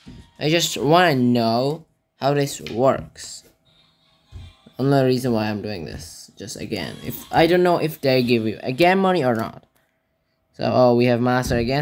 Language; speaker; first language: English; non-native, learner; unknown